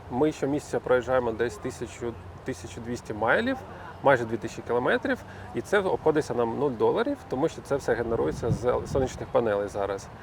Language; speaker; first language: Ukrainian; non-native, local second language; Russian